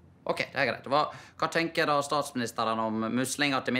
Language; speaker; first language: Norwegian; native; Norwegian